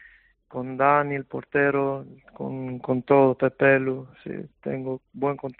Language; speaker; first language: Spanish; non-native, fluent; Albanian